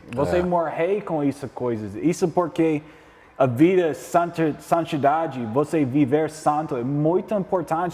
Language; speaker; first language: Portuguese; non-native, learner; English